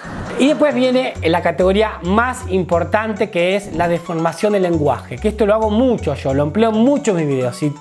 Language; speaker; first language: Spanish; native; Spanish